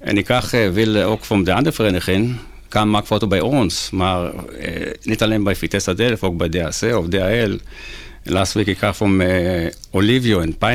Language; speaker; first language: Dutch; non-native, learner; Hebrew